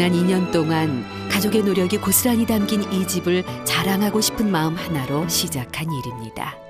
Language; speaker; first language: Korean; native; Korean